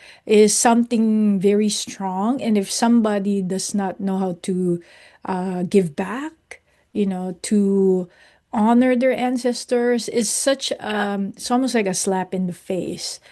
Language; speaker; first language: English; non-native, local second language; Filipino